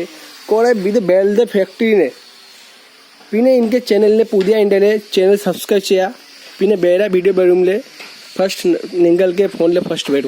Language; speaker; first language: Malayalam; non-native, learner; Hindi